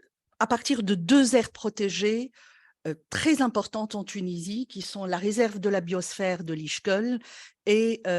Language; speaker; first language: French; non-native, local second language; Arabic